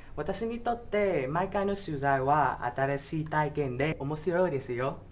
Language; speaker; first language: Japanese; non-native, fluent; Vietnamese